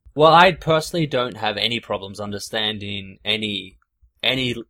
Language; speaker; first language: English; native; English